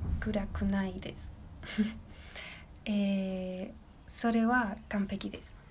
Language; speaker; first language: Japanese; non-native, learner; Spanish